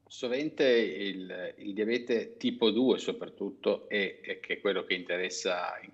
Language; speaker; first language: Italian; native; Italian